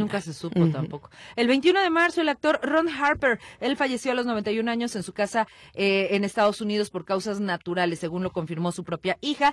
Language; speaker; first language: Spanish; native; Spanish